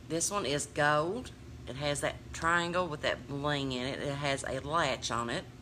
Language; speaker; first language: English; native; English